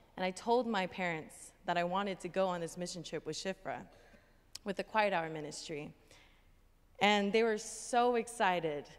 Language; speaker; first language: English; native; English